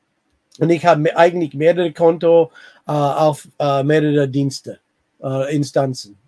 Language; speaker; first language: German; non-native, learner; English